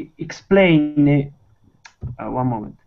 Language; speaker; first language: English; non-native, learner; Italian